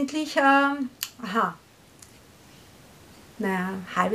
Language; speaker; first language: German; non-native, learner; Korean